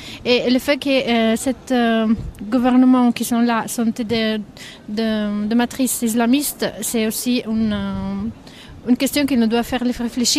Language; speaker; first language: French; non-native, fluent; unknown